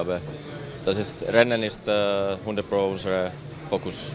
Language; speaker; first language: German; non-native, fluent; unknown